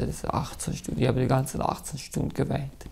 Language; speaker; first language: German; early bilingual, other home language; Kurdish